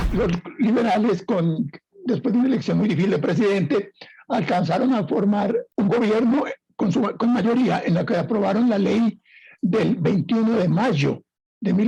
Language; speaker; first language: Spanish; native; Spanish